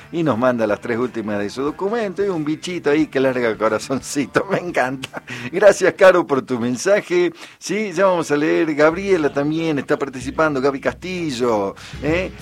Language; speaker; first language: Spanish; native; Spanish